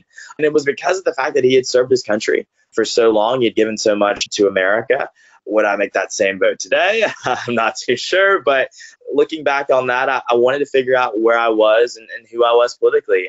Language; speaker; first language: English; native; English